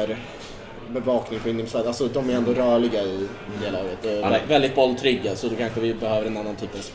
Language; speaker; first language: Swedish; native; Swedish